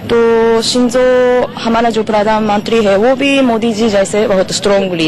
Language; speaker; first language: Hindi; non-native, fluent; Japanese